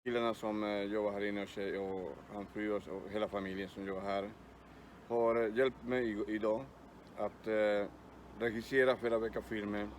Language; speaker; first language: Swedish; non-native, fluent; Spanish